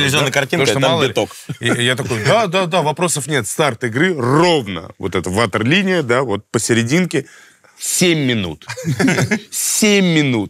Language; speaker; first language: Russian; native; Russian